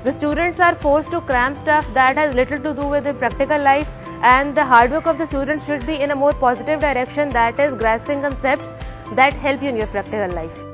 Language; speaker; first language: English; non-native, local second language; Urdu